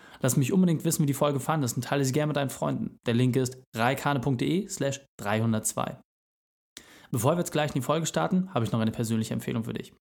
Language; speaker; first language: German; native; German